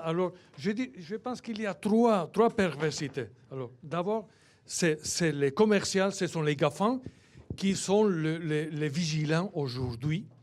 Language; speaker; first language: French; non-native, fluent; Spanish